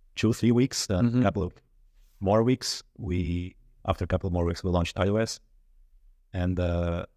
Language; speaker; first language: English; non-native, fluent; Russian